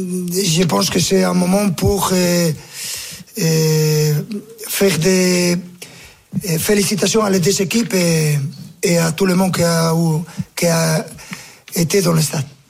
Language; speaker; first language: French; non-native, fluent; Spanish